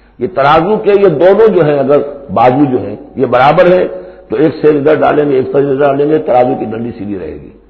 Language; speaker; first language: Urdu; native; Urdu